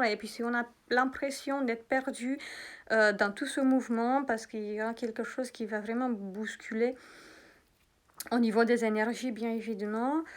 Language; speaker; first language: French; native; French